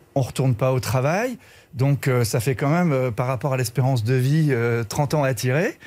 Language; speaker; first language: French; native; French